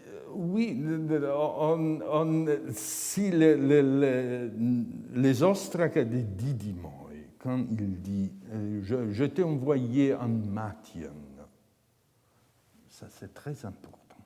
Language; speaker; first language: French; non-native, fluent; Italian